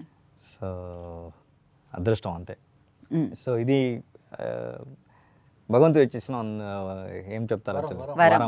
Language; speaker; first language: Telugu; non-native, learner; Kannada